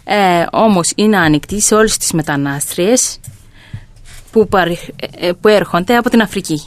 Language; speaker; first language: Greek; non-native, fluent; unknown